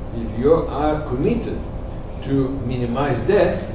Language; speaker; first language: English; non-native, fluent; Spanish